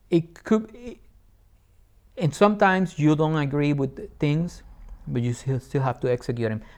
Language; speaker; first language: English; non-native, fluent; Spanish